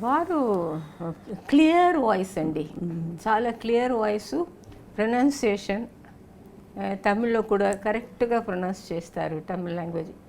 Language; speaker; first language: Telugu; non-native, local second language; Tamil